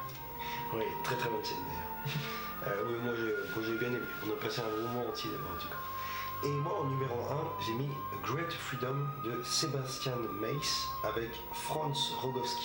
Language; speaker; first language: French; native; French